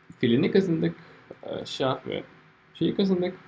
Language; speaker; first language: Turkish; non-native, fluent; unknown